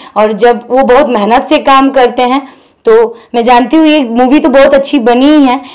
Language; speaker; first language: Hindi; non-native, local second language; Bangla